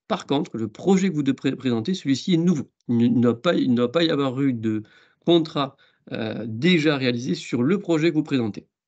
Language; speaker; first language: French; native; French